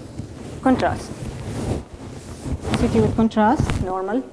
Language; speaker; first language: English; non-native, fluent; Arabic